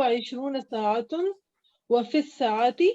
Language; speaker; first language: Arabic; non-native, learner; Urdu